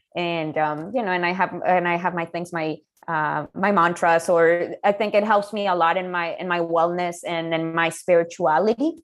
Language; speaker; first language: English; non-native, fluent; Spanish